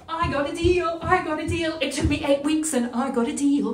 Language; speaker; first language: English; native; English